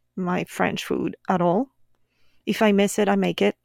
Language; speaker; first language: English; non-native, fluent; French